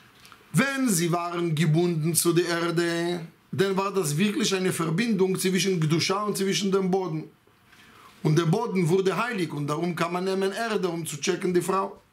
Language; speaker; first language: German; non-native, fluent; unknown